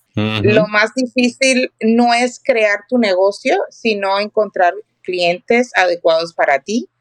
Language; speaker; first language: Spanish; native; Spanish